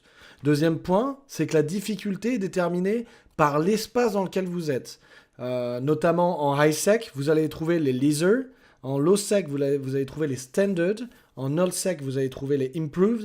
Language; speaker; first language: French; native; French